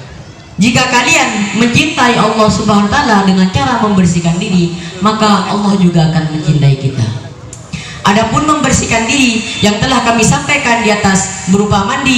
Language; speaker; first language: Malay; non-native, local second language; Madurese